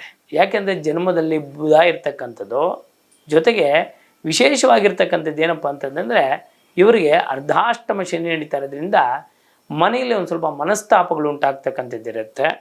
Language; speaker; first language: Kannada; native; Kannada